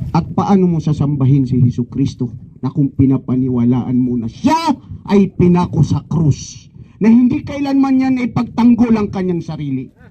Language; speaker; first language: Filipino; non-native, local second language; Cebuano